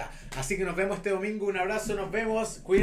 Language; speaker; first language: Spanish; native; Spanish